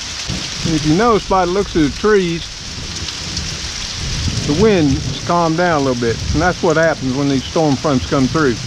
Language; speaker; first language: English; native; English